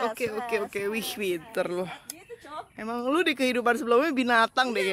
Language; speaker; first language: Indonesian; native; Indonesian